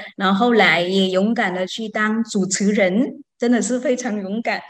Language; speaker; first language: Chinese; non-native, learner; Vietnamese